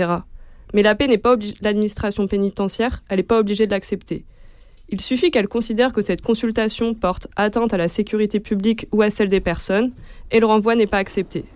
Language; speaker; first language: French; native; French